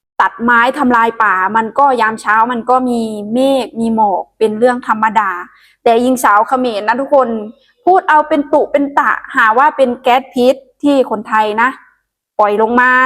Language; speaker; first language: Thai; non-native, local second language; Northeastern Thai